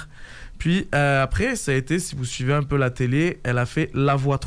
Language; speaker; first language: French; native; French